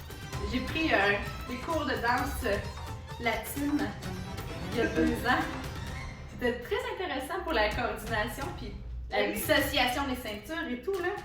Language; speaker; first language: French; native; French